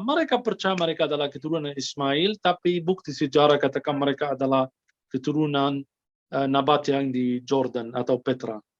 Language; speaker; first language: Indonesian; non-native, fluent; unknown